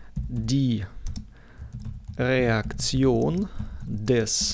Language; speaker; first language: German; non-native, fluent; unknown